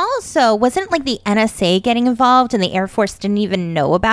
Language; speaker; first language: English; native; English